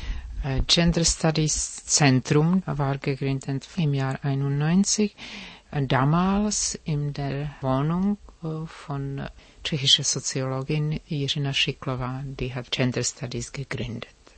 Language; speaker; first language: German; non-native, fluent; Czech